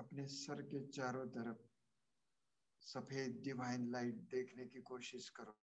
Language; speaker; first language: Hindi; non-native, local second language; Marathi